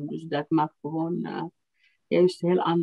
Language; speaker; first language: Dutch; non-native, fluent; Arabic